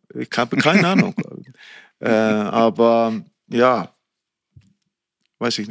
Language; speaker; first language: German; non-native, fluent; Icelandic